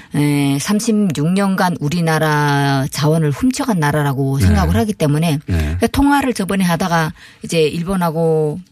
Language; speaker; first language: Korean; native; Korean